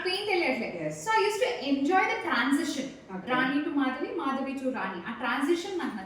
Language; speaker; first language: Telugu; non-native, local second language; Kannada